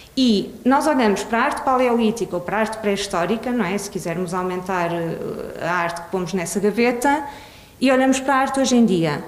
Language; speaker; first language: Portuguese; early bilingual, other home language; Swedish